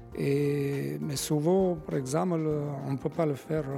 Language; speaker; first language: French; non-native, learner; Albanian